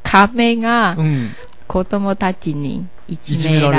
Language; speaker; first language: Japanese; non-native, learner; Chinese